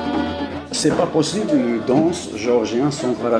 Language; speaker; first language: French; non-native, learner; Georgian